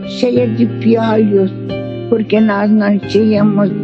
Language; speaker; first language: Portuguese; non-native, fluent; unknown